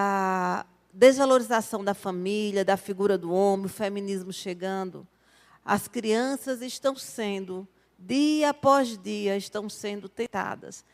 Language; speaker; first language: Portuguese; native; Portuguese